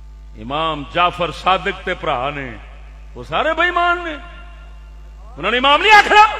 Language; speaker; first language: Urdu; non-native, local second language; Punjabi